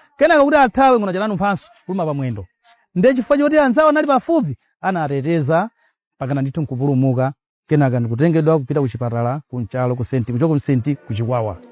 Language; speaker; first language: Nyanja; native; Nyanja